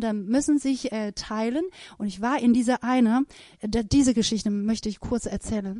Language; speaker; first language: German; non-native, fluent; Persian